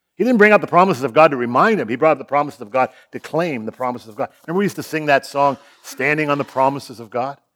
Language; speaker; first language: English; native; English